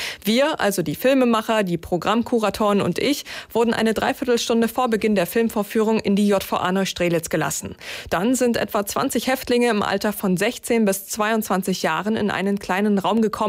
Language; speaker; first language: German; native; German